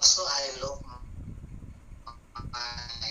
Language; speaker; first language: English; non-native, learner; Indonesian